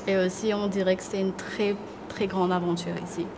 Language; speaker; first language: French; non-native, local second language; Morisyen